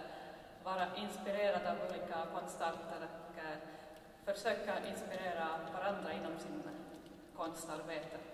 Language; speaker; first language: Swedish; non-native, fluent; Estonian